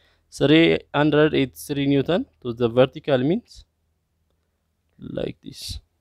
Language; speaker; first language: English; non-native, fluent; Amharic